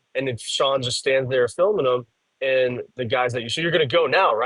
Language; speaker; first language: English; native; English